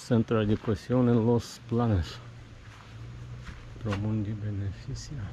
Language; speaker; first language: Spanish; non-native, learner; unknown